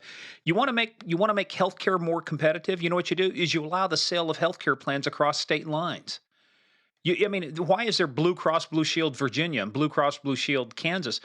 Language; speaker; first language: English; native; English